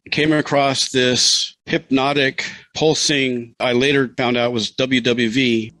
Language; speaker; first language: English; native; English